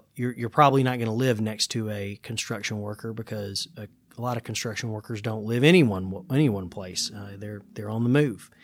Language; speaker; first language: English; native; English